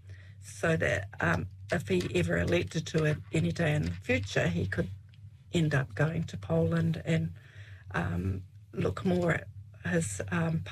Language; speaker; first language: English; native; English